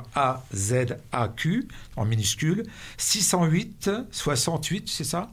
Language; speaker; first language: French; native; French